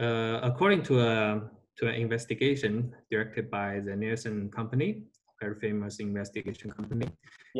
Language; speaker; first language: English; non-native, learner; Chinese